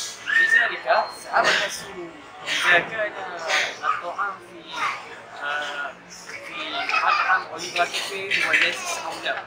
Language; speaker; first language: Arabic; non-native, learner; Malay